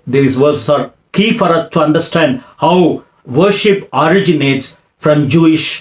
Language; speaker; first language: English; non-native, local second language; Tamil